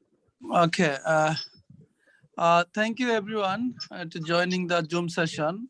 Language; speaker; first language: English; non-native, local second language; Bangla